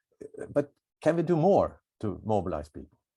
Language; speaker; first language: English; non-native, fluent; Swedish